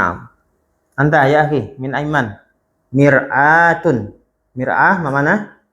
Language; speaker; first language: Arabic; non-native, fluent; Indonesian